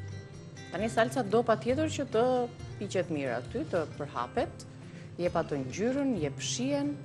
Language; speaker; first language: Albanian; native; Albanian